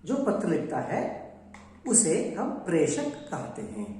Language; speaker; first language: Hindi; non-native, local second language; Kannada